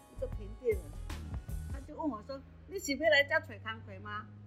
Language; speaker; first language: Chinese; non-native, local second language; Amis